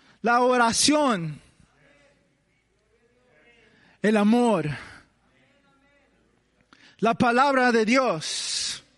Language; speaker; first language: Spanish; early bilingual, heritage; English